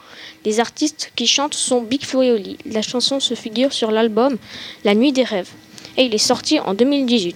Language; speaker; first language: French; native; French